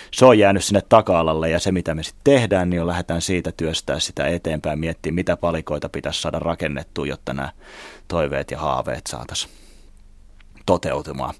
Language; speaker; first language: Finnish; native; Finnish